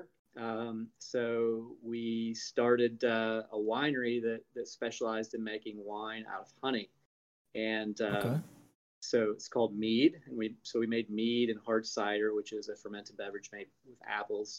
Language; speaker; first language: English; native; English